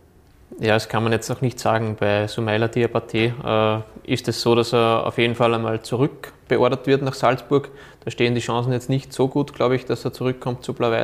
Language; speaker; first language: German; native; German